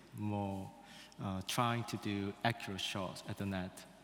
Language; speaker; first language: English; non-native, fluent; Korean